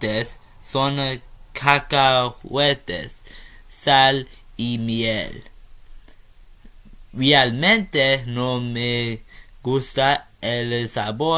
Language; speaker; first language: Spanish; non-native, learner; English